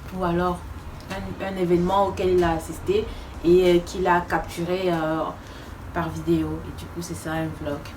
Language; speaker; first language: French; non-native, local second language; Fula